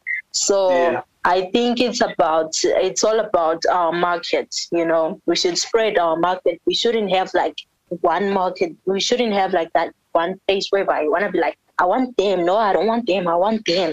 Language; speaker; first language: English; non-native, local second language; North Ndebele